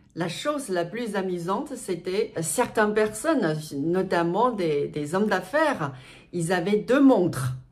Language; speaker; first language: French; non-native, fluent; Chinese